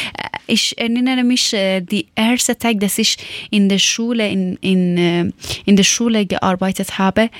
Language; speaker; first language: German; non-native, fluent; Persian